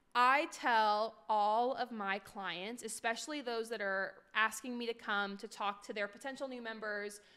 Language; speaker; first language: English; native; English